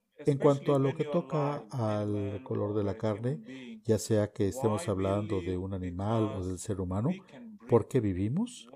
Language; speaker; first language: Spanish; non-native, fluent; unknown